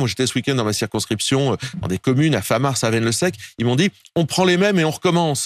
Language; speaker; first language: French; native; French